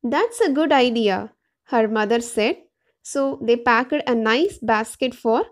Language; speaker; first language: English; non-native, local second language; Tamil